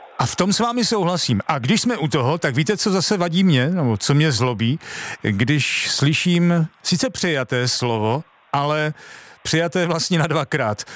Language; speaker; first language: Czech; native; Czech